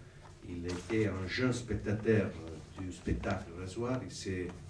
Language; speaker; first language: French; non-native, learner; Italian